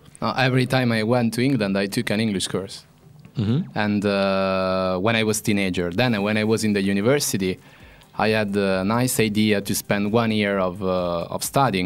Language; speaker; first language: English; non-native, fluent; Italian